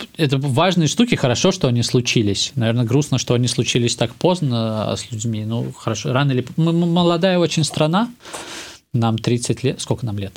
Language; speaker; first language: Russian; native; Russian